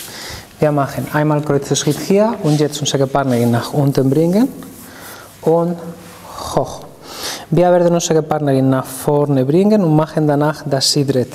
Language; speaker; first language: German; non-native, fluent; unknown